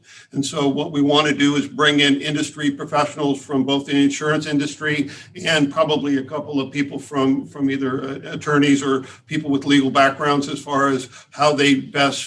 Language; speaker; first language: English; native; English